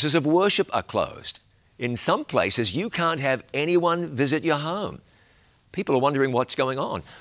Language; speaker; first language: English; native; English